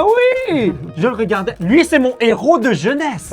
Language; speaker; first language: French; native; French